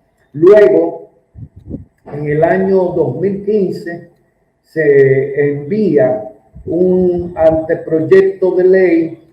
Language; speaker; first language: Spanish; native; Spanish